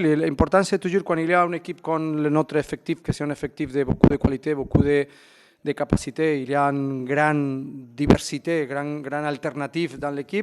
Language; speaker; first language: French; non-native, fluent; Spanish